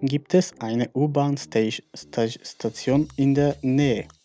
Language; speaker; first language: German; non-native, fluent; Macedonian